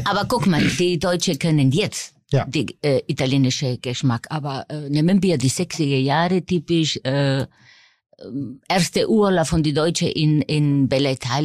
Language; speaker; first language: German; non-native, fluent; Spanish